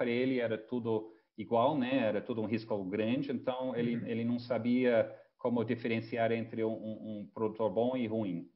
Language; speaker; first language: Portuguese; non-native, fluent; English